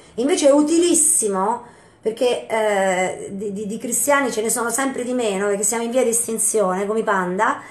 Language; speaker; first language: Italian; native; Italian